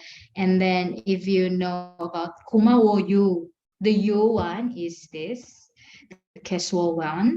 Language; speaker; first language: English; non-native, fluent; Indonesian